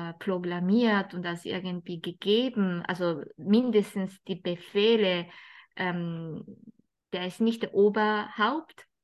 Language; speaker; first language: German; non-native, fluent; Japanese